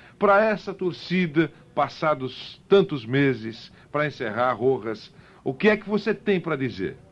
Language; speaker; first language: Portuguese; native; Portuguese